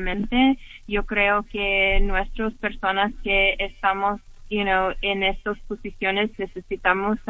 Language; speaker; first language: Spanish; early bilingual, heritage; English